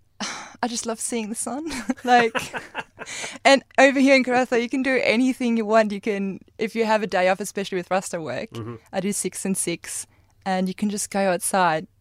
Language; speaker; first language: English; non-native, fluent; German